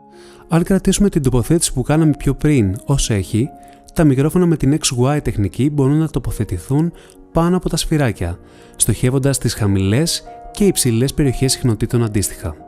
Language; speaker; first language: Greek; native; Greek